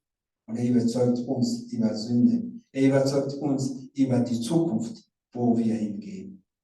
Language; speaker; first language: German; non-native, learner; Rundi